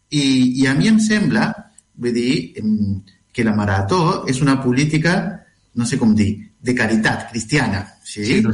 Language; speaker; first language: Catalan; non-native, fluent; Spanish